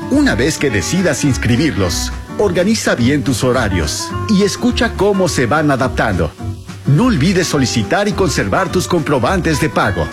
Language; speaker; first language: Spanish; native; Spanish